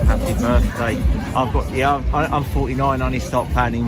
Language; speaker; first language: English; native; English